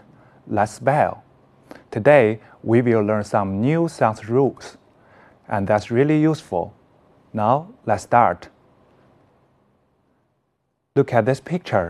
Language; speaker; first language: English; non-native, fluent; Chinese